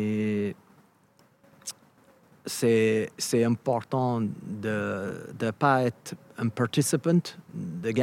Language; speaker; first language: French; non-native, fluent; English